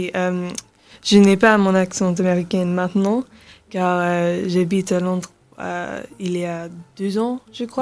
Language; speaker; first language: French; non-native, learner; English